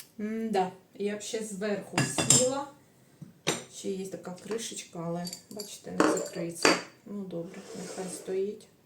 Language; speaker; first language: Ukrainian; native; Ukrainian